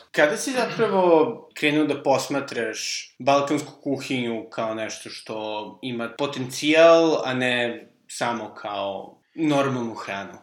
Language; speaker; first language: Serbian; native; Serbian